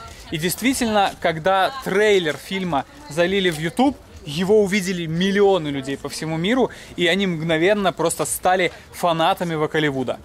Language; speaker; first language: Russian; native; Russian